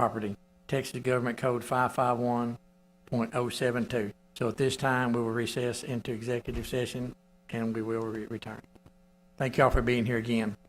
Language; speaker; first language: English; native; English